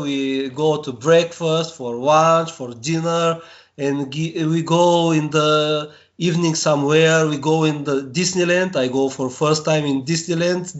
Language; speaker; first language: English; non-native, learner; Bulgarian